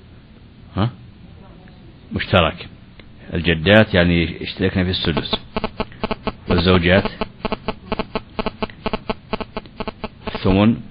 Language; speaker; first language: Arabic; native; Arabic